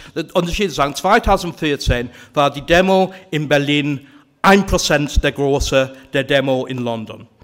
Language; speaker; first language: German; non-native, fluent; English